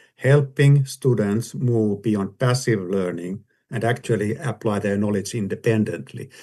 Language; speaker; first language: English; non-native, fluent; Finnish